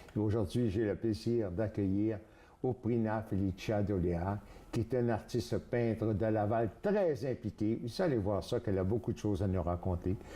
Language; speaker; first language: French; native; French